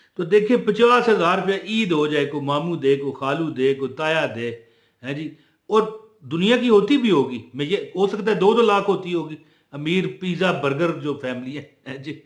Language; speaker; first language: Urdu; non-native, local second language; Punjabi